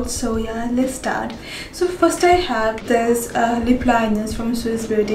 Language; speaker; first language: English; non-native, local second language; Bangla